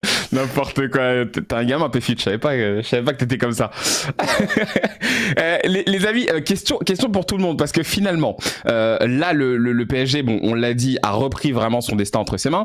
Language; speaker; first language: French; native; French